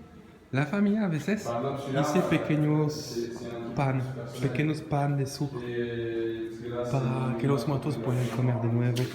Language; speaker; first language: Spanish; non-native, learner; French